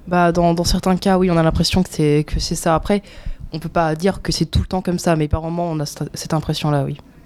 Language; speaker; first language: French; native; French